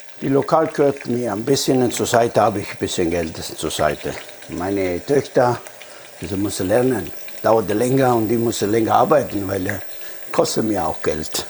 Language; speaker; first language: German; non-native, fluent; Italian